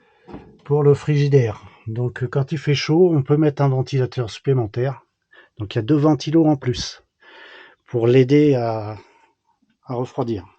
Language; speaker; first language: French; native; French